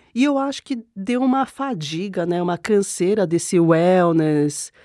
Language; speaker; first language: Portuguese; non-native, fluent; Korean